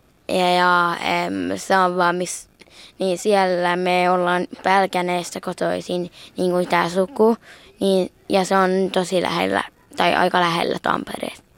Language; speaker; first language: Finnish; early bilingual, heritage; Finnish